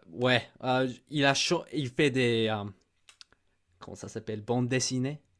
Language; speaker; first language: French; non-native, fluent; English